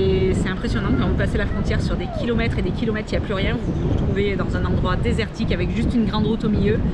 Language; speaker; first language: French; native; French